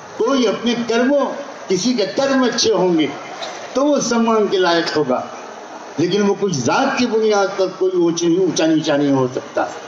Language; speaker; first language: Hindi; native; Hindi